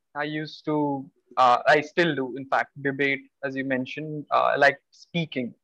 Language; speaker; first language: English; non-native, local second language; Odia